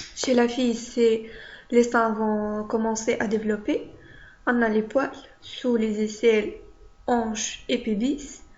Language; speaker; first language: French; non-native, local second language; Arabic